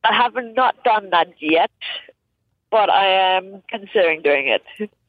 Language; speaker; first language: English; non-native, fluent; Danish